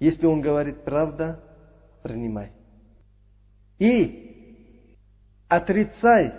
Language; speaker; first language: Russian; non-native, local second language; Uzbek